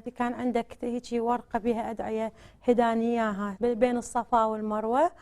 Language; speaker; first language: Arabic; native; Arabic